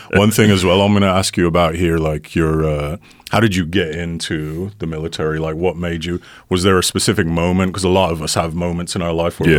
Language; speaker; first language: English; native; English